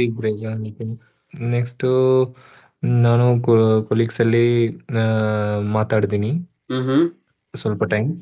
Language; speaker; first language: Kannada; non-native, learner; Tamil